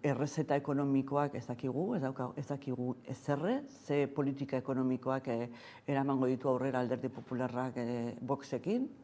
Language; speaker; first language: Basque; non-native, local second language; Spanish